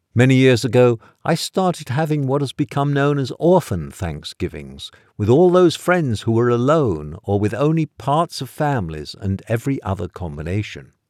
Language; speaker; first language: English; native; English